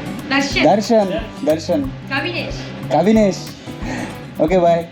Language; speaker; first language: Hindi; non-native, learner; Bangla